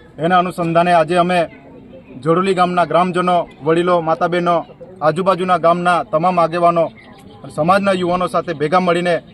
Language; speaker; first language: Gujarati; non-native, local second language; Bhili